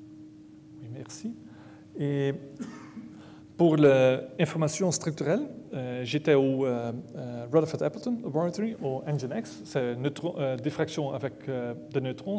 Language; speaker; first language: French; non-native, learner; Dutch